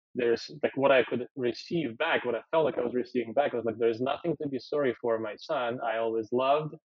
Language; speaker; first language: English; early bilingual, other home language; Ukrainian